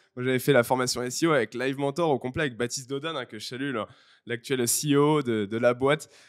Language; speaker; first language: French; native; French